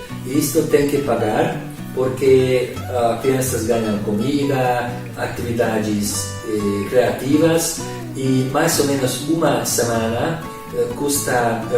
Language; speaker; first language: Portuguese; non-native, fluent; Hungarian